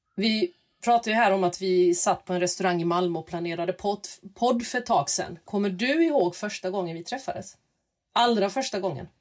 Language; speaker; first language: Swedish; early bilingual, other home language; Russian